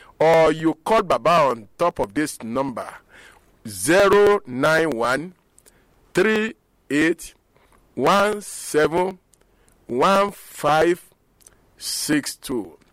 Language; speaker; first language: Nigerian Pidgin; non-native, local second language; Yoruba